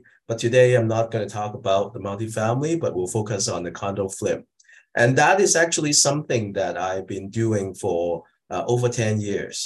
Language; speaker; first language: English; non-native, local second language; Cantonese